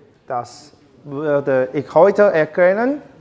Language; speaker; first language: German; non-native, fluent; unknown